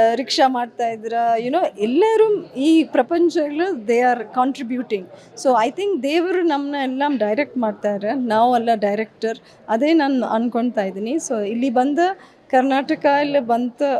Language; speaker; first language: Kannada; early bilingual, heritage; English